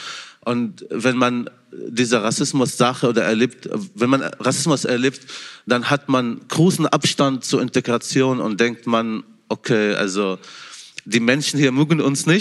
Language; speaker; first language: German; non-native, fluent; Arabic